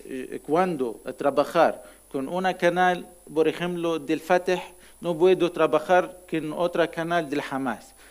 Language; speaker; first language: Spanish; non-native, learner; Arabic